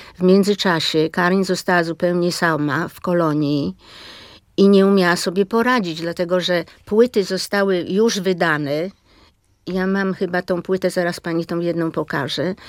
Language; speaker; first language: Polish; native; Polish